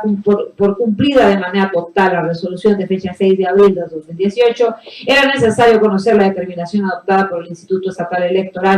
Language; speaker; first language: Spanish; native; Spanish